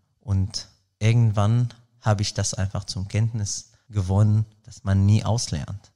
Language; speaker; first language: German; non-native, fluent; Arabic